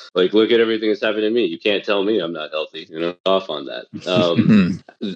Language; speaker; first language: English; early bilingual, other home language; Chinese